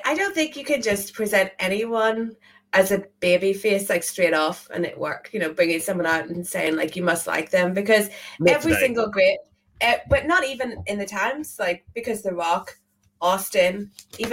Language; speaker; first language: English; native; English